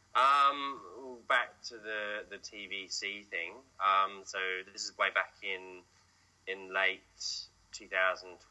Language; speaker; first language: English; native; English